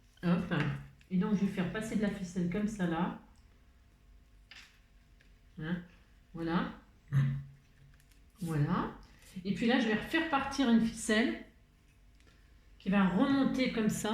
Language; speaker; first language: French; native; French